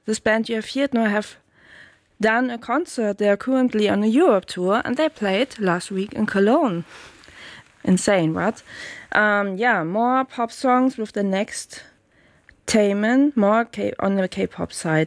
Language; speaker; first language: English; non-native, fluent; German